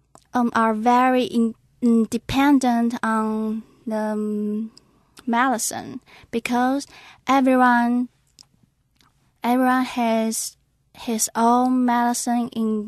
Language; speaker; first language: English; non-native, learner; Chinese